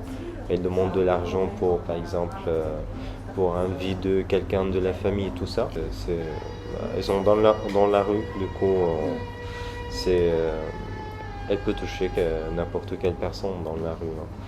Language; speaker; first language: French; non-native, learner; Arabic